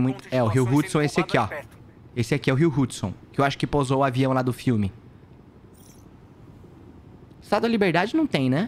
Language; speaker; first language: Portuguese; native; Portuguese